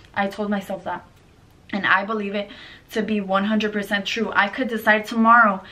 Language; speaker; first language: English; native; English